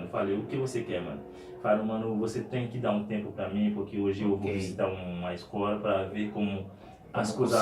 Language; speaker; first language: Portuguese; non-native, fluent; Haitian Creole